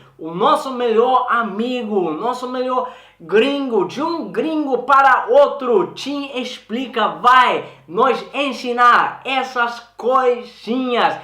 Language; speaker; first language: Portuguese; non-native, learner; Swedish